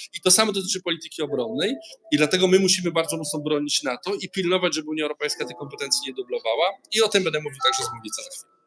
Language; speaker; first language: Polish; native; Polish